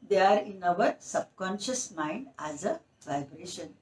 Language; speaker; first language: Hindi; non-native, local second language; Marathi